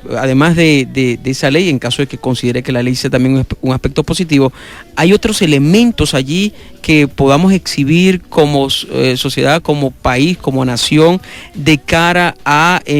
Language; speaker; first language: Spanish; native; Spanish